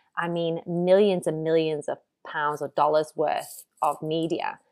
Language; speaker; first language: English; native; English